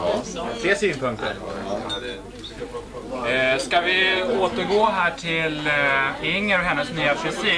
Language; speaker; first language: Swedish; native; Swedish